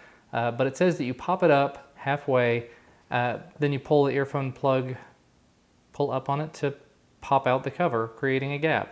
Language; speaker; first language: English; native; English